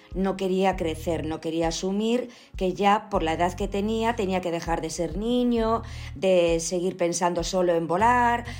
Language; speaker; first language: Spanish; native; Spanish